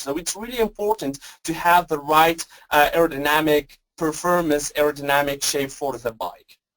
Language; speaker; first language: English; non-native, fluent; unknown